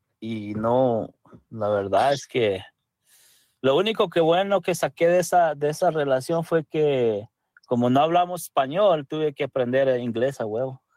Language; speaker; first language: Spanish; native; Spanish